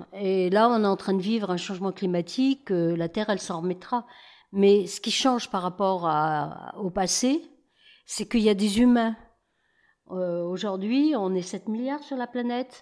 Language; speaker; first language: French; native; French